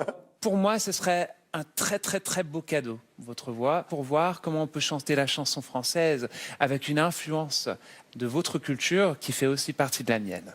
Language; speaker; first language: French; native; French